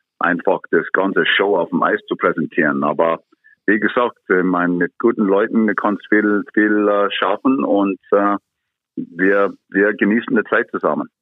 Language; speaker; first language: German; non-native, fluent; English